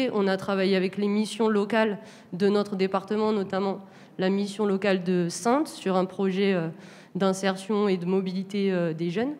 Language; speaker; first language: French; native; French